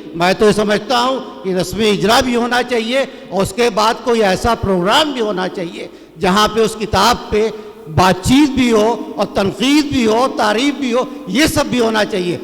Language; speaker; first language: Urdu; native; Urdu